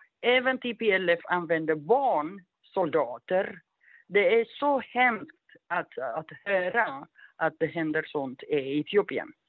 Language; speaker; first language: Swedish; non-native, fluent; Amharic